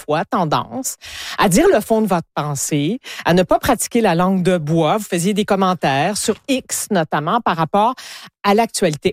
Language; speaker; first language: French; native; French